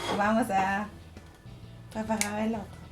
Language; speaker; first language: Spanish; non-native, learner; English